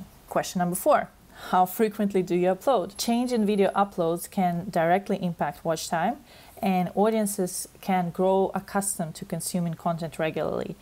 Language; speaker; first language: English; non-native, fluent; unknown